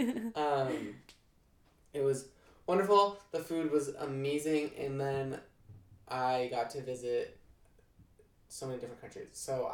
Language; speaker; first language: English; native; English